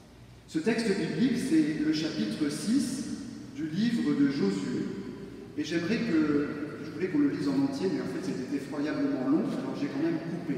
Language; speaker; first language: French; native; French